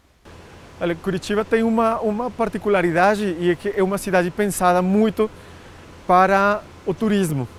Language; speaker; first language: Portuguese; non-native, fluent; Spanish